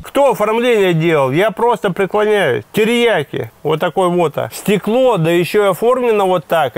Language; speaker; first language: Russian; native; Russian